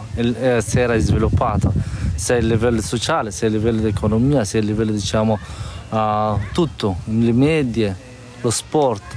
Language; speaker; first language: Italian; non-native, fluent; Persian